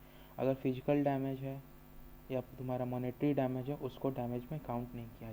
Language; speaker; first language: Hindi; native; Hindi